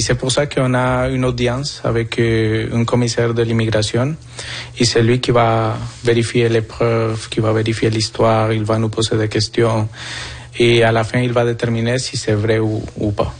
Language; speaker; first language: French; non-native, fluent; Spanish